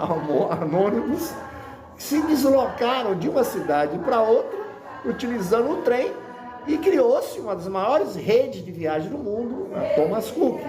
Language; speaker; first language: Portuguese; native; Portuguese